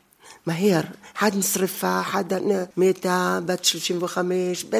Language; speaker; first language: Hebrew; non-native, fluent; Arabic